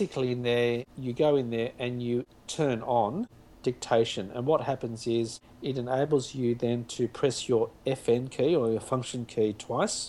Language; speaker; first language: English; native; English